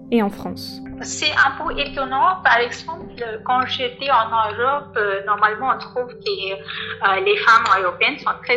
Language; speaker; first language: French; non-native, fluent; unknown